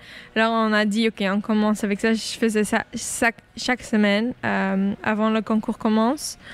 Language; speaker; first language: French; non-native, local second language; Dutch